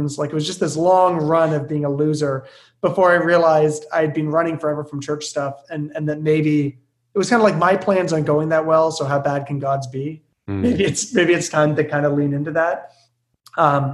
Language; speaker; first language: English; native; English